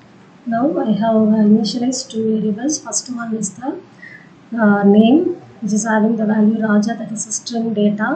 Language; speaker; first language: English; non-native, local second language; Tamil